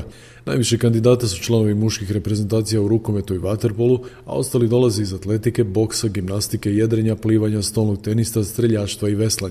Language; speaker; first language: Croatian; native; Croatian